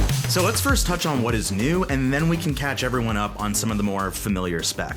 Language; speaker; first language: English; native; English